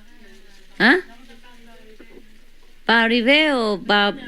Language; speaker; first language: French; non-native, learner; Vietnamese